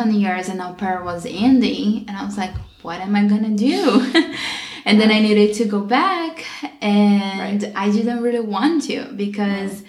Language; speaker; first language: English; non-native, fluent; Portuguese